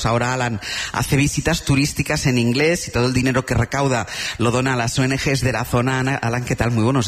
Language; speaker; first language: Spanish; native; Spanish